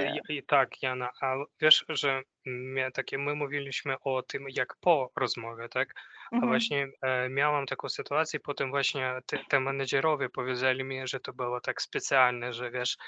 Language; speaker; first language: Polish; non-native, fluent; Ukrainian